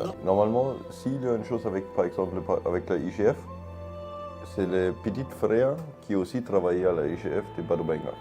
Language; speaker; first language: French; non-native, fluent; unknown